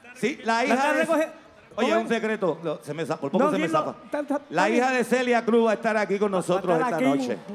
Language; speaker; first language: Spanish; native; Spanish